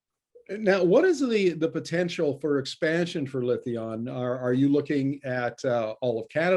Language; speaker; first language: English; native; English